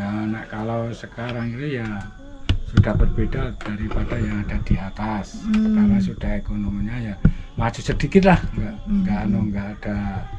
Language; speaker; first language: Indonesian; non-native, local second language; Javanese